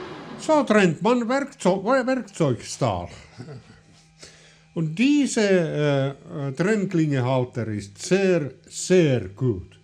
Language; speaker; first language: German; non-native, learner; Finnish